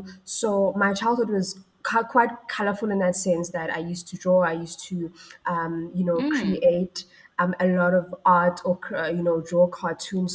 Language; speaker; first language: English; non-native, local second language; Tswana